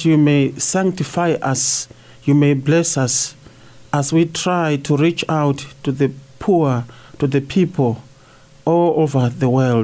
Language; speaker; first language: English; non-native, local second language; Shona